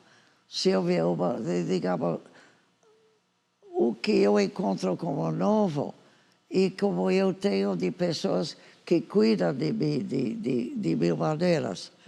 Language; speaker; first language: Portuguese; non-native, fluent; English